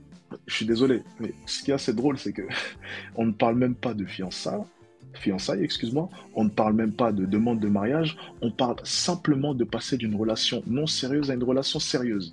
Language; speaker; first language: French; native; French